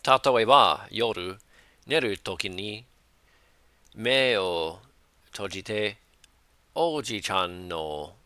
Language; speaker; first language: Japanese; non-native, learner; English